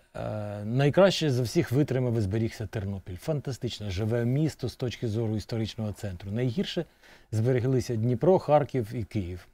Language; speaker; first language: Ukrainian; native; Ukrainian